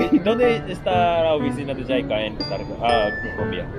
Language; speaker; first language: Spanish; non-native, learner; Japanese